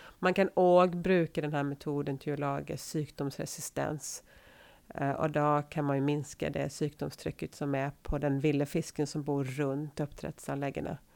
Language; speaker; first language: Swedish; native; Swedish